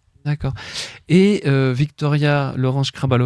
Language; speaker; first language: French; native; French